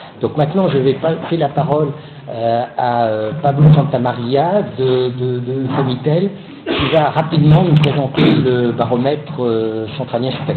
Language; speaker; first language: French; native; French